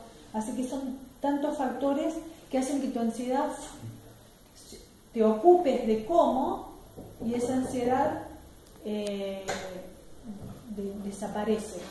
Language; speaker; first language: Spanish; native; Spanish